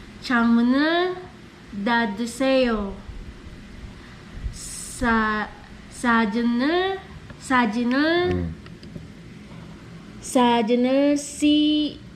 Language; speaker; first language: Korean; non-native, learner; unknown